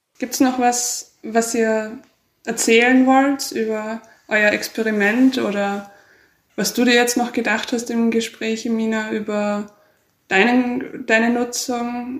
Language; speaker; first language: German; native; German